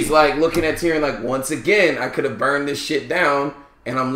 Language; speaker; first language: English; native; English